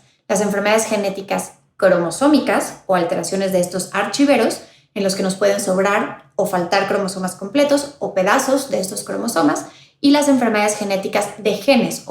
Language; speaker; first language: Spanish; native; Spanish